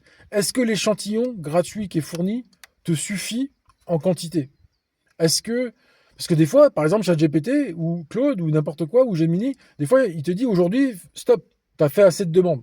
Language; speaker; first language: French; native; French